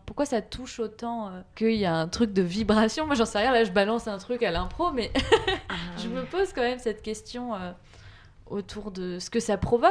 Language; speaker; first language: French; native; French